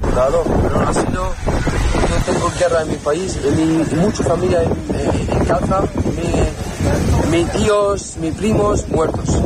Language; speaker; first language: Spanish; non-native, learner; Arabic